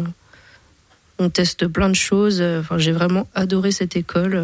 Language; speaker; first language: French; native; French